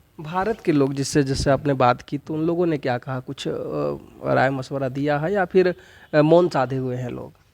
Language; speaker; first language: Hindi; native; Hindi